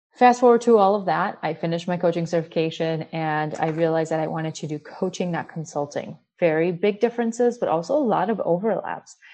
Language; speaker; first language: English; early bilingual, other home language; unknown